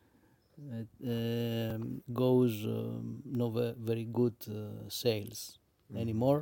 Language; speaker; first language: English; non-native, learner; Greek